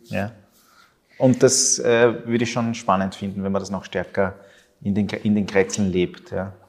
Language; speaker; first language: German; early bilingual, other home language; Spanish